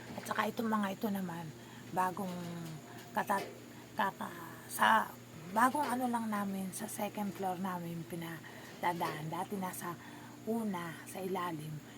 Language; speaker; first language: Filipino; native; Filipino